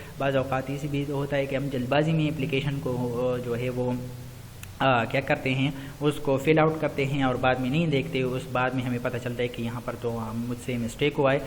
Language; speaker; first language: Urdu; non-native, local second language; Pashto